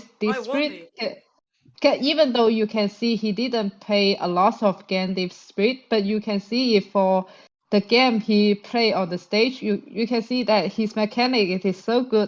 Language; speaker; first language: English; non-native, fluent; Chinese